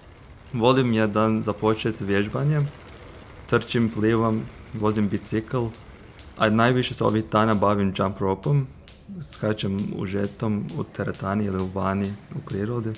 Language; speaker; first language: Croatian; non-native, fluent; Turkish